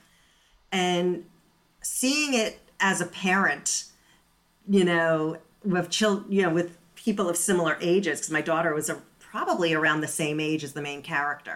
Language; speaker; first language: English; native; English